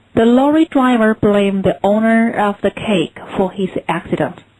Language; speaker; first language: English; non-native, fluent; Chinese